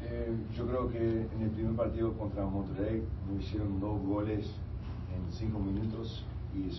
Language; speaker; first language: Spanish; early bilingual, heritage; Spanish